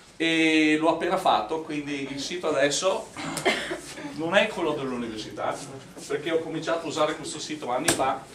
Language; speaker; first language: Italian; non-native, fluent; English